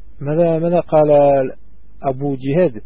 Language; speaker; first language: Arabic; non-native, learner; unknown